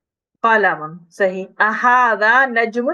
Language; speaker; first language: Arabic; non-native, fluent; Urdu